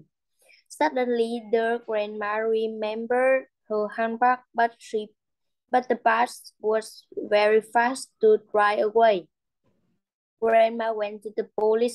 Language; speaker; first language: English; non-native, learner; Vietnamese